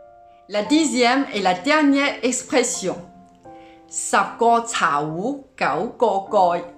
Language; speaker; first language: French; non-native, fluent; Cantonese